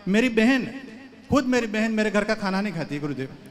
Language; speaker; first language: Hindi; native; Hindi